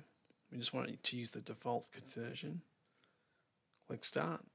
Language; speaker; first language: English; native; English